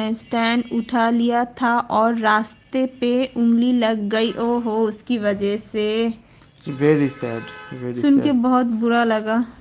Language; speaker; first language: Hindi; non-native, learner; Bangla